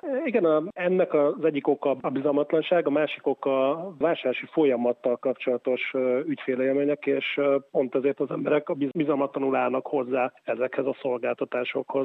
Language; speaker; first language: Hungarian; native; Hungarian